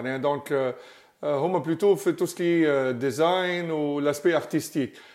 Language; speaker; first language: French; non-native, local second language; Arabic